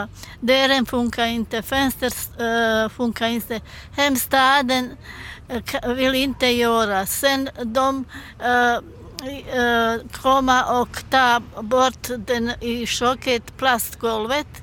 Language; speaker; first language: Swedish; non-native, learner; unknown